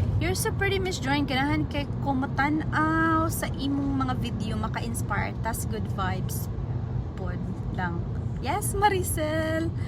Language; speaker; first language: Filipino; non-native, local second language; Cebuano